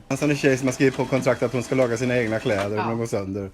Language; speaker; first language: Swedish; native; Swedish